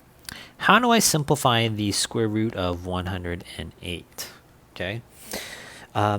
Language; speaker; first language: English; native; English